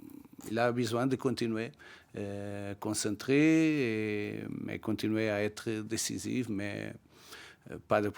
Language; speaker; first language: French; non-native, learner; Portuguese